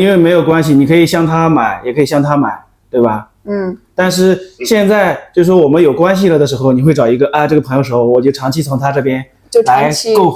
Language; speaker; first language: Chinese; native; Chinese